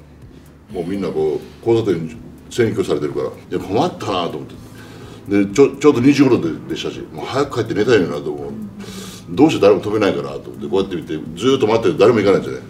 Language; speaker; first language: Japanese; native; Japanese